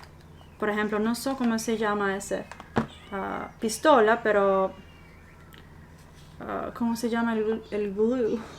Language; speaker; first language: Spanish; non-native, fluent; English